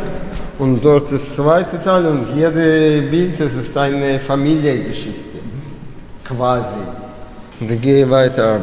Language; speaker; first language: German; non-native, learner; Spanish